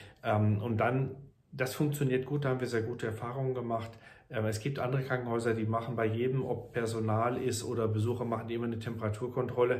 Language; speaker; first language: German; native; German